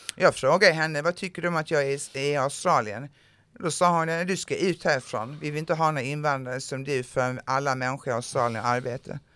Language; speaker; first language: Swedish; native; Swedish